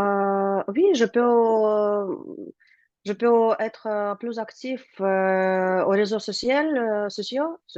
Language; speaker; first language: French; non-native, learner; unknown